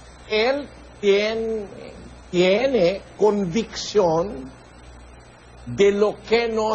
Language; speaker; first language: Spanish; non-native, learner; Filipino